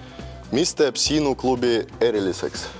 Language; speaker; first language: Estonian; non-native, local second language; Russian